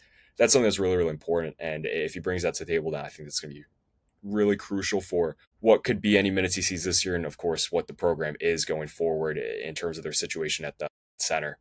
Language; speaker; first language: English; native; English